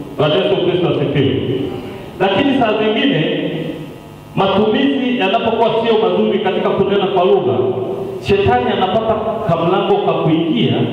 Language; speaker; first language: Swahili; native; Swahili